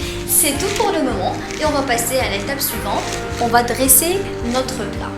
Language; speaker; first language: French; non-native, local second language; Arabic